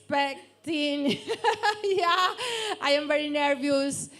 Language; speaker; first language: English; non-native, learner; Spanish